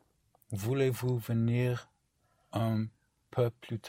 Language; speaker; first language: French; non-native, learner; English